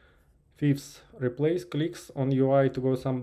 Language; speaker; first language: English; non-native, fluent; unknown